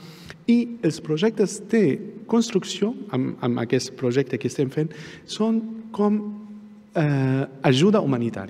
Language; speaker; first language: Catalan; non-native, fluent; Arabic